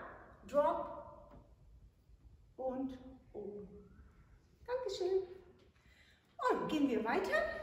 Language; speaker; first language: German; non-native, fluent; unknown